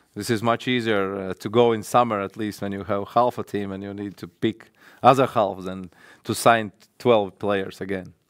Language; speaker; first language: English; non-native, fluent; Latvian